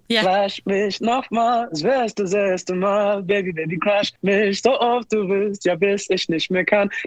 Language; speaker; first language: German; non-native, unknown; English